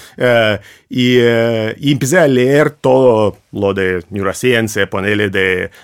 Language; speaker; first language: Spanish; non-native, fluent; Russian